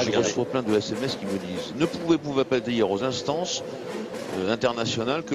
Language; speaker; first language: French; native; French